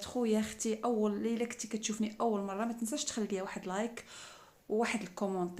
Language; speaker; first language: Arabic; native; Arabic